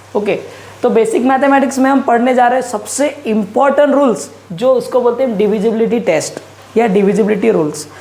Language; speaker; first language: Hindi; non-native, local second language; Marathi